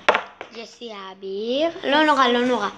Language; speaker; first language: Hebrew; native; Hebrew